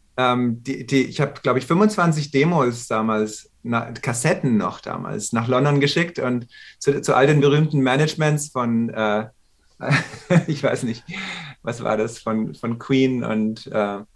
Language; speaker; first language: German; native; German